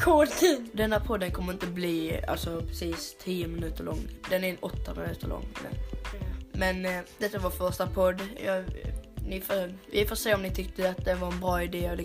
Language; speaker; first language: Swedish; native; Swedish